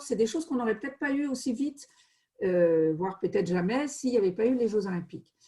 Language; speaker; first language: French; native; French